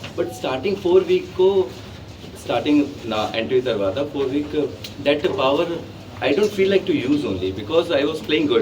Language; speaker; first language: Telugu; non-native, learner; Hindi